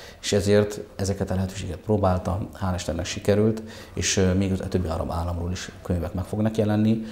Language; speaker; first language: Hungarian; non-native, fluent; Arabic